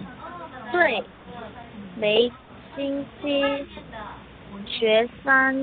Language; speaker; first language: Chinese; non-native, learner; Korean